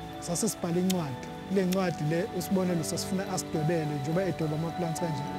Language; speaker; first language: Zulu; native; Zulu